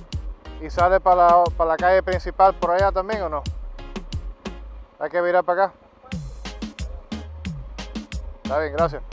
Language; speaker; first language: Spanish; early bilingual, heritage; Spanish